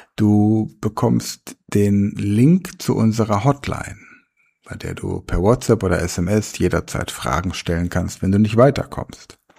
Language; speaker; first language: German; native; German